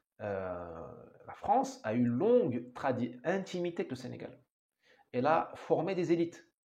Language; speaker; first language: French; non-native, local second language; Arabic